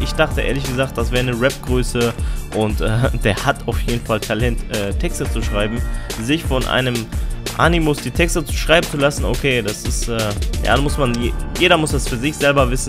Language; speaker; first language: German; native; German